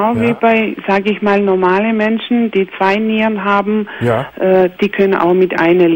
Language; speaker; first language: German; non-native, fluent; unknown